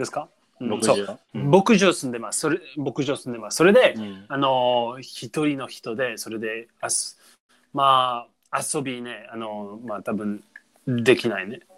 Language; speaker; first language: Japanese; non-native, learner; English